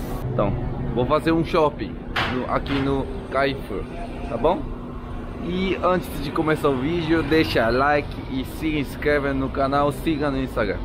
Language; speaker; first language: Portuguese; non-native, learner; Korean